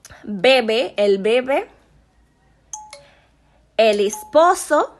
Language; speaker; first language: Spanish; non-native, learner; Haitian Creole